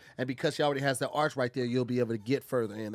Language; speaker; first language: English; native; English